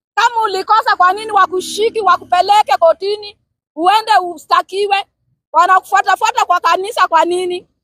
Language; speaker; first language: Swahili; non-native, local second language; Luo (Kenya and Tanzania)